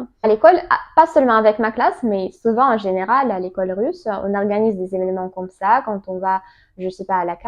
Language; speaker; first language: French; non-native, learner; Russian